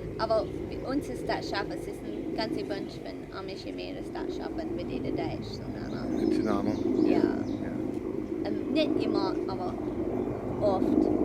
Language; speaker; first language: German; early bilingual, heritage; Pennsylvania German